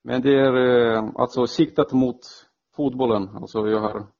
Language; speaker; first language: Swedish; non-native, fluent; Romanian